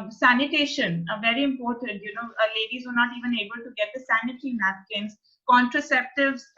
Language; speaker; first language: English; non-native, local second language; Punjabi